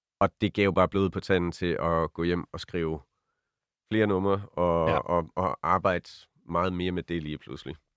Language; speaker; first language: Danish; native; Danish